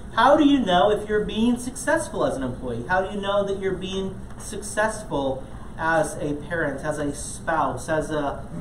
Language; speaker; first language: English; native; English